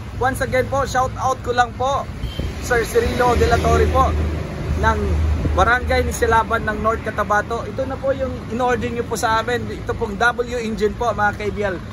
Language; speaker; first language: Filipino; non-native, local second language; Cebuano